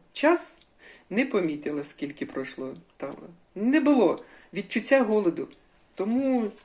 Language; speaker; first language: Ukrainian; native; Ukrainian